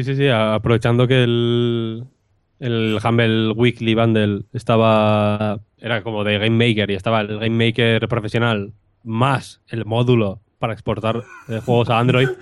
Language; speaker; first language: Spanish; native; Spanish